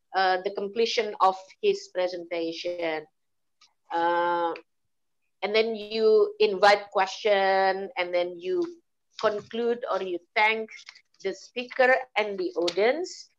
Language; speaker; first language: English; non-native, fluent; Indonesian